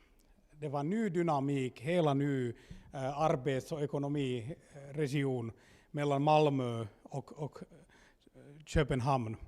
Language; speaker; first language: Swedish; non-native, local second language; Finnish